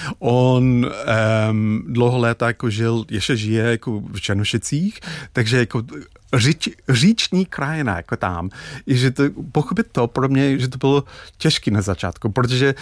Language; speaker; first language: Czech; non-native, fluent; English